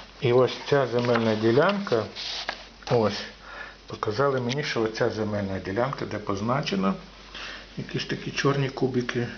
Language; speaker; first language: Ukrainian; native; Ukrainian